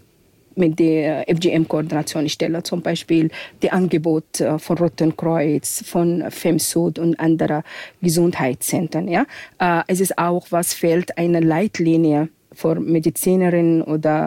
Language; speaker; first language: German; non-native, fluent; Arabic